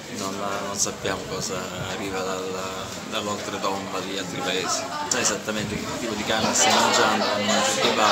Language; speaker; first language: Italian; native; Italian